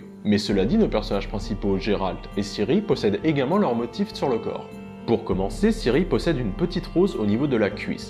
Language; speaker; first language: French; native; French